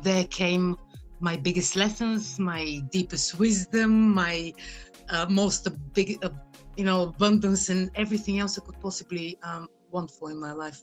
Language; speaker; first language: English; non-native, fluent; Bulgarian